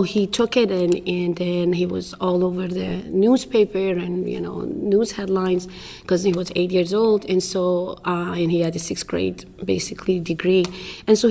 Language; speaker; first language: English; non-native, fluent; Persian